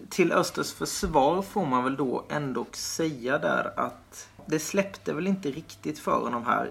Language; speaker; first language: Swedish; native; Swedish